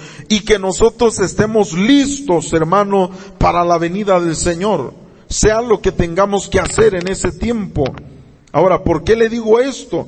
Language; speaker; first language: Spanish; native; Spanish